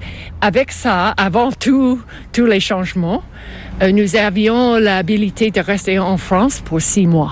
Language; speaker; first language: French; non-native, local second language; English